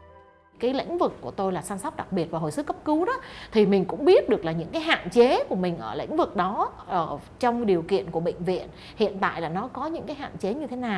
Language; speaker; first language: Vietnamese; native; Vietnamese